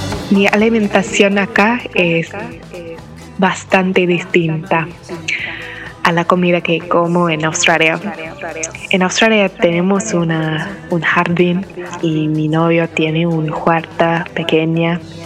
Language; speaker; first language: Spanish; non-native, fluent; English